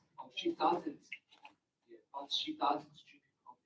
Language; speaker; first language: English; non-native, learner; Nepali